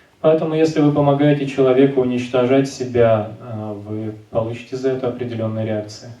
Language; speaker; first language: Russian; native; Russian